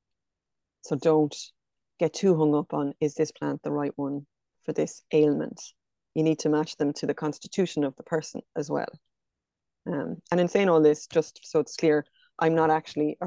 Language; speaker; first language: English; native; English